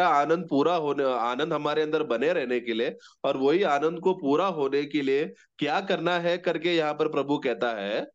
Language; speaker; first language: Hindi; non-native, local second language; Malayalam